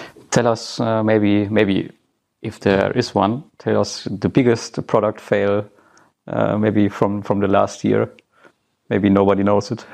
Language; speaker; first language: English; non-native, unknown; German